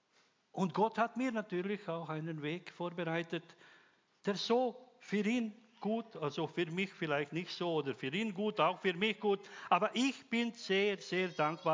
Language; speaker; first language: German; non-native, fluent; Croatian